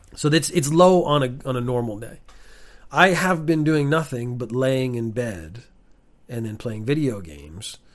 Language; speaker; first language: English; native; English